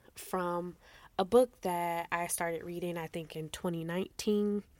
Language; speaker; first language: English; native; English